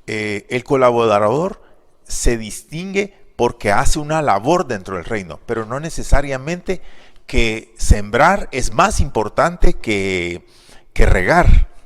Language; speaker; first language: Spanish; native; Spanish